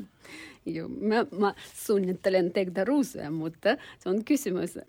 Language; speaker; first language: Finnish; non-native, learner; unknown